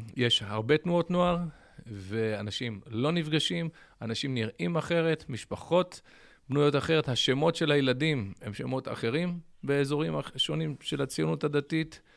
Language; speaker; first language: Hebrew; early bilingual, other home language; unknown